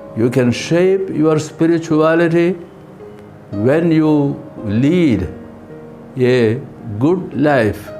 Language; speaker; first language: English; non-native, local second language; Malayalam